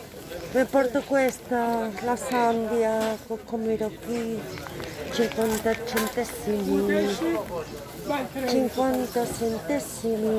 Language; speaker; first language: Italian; non-native, learner; Spanish